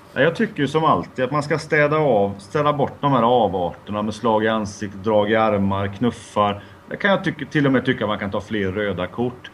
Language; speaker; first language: Swedish; native; Swedish